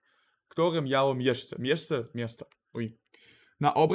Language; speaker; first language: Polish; non-native, learner; Russian